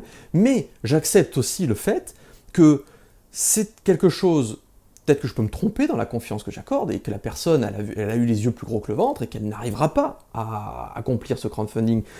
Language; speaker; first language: French; native; French